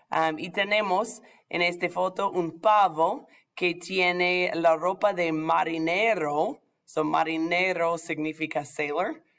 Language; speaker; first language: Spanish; non-native, fluent; English